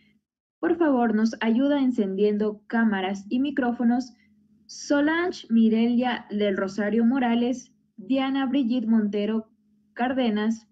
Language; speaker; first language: Spanish; native; Spanish